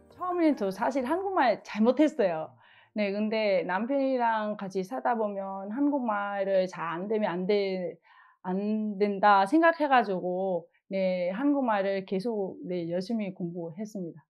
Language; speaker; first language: Korean; non-native, fluent; Vietnamese